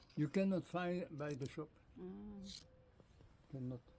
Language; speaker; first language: English; non-native, learner; French